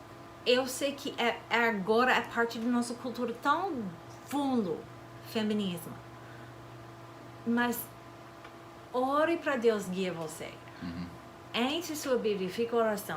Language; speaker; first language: Portuguese; non-native, fluent; English